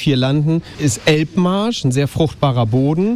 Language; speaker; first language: German; native; German